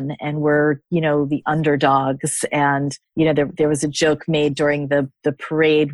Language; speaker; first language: English; native; English